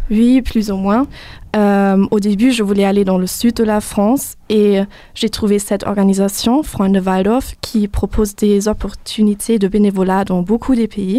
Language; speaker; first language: French; non-native, fluent; German